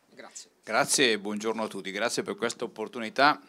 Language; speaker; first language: Italian; native; Italian